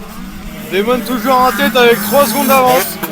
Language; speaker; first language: French; native; French